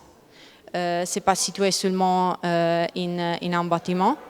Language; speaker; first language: French; non-native, learner; Italian